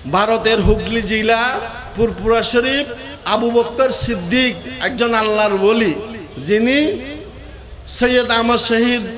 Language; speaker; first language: Bangla; native; Bangla